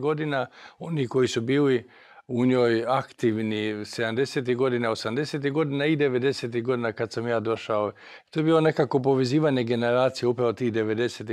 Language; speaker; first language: Croatian; native; Croatian